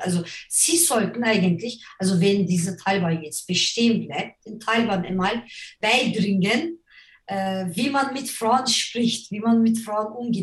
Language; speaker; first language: German; non-native, fluent; Turkish